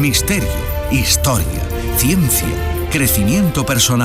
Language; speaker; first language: Spanish; native; Spanish